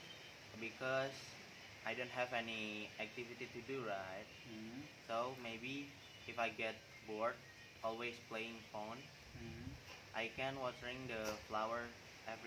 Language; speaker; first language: English; non-native, learner; Indonesian